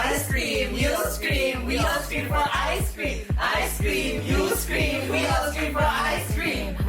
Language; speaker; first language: English; non-native, local second language; Filipino